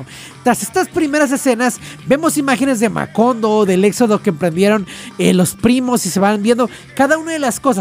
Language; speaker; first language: Spanish; native; Spanish